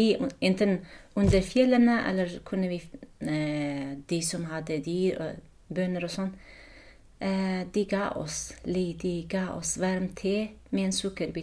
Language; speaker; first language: Norwegian; non-native, fluent; Kurdish